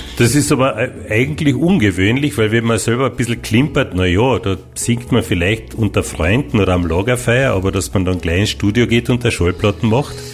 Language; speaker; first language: German; native; German